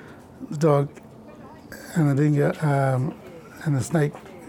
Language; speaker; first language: English; non-native, local second language; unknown